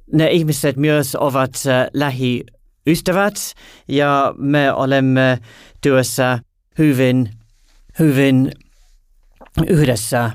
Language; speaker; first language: Finnish; non-native, learner; English